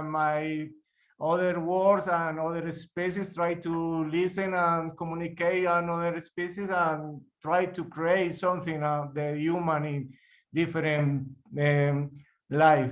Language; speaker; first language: English; non-native, learner; Spanish